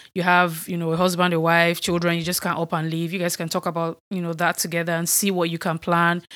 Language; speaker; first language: English; non-native, local second language; Yoruba